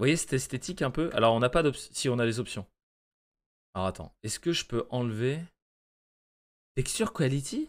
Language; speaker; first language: French; native; French